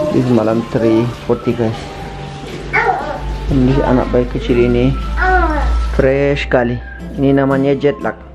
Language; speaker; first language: Indonesian; non-native, learner; Turkish